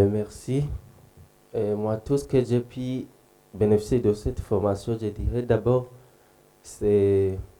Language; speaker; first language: French; non-native, local second language; Rundi